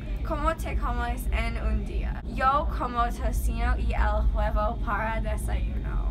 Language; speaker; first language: Spanish; non-native, learner; English